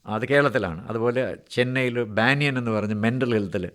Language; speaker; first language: Malayalam; native; Malayalam